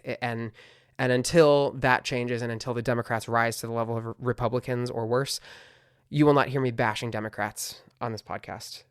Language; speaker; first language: English; native; English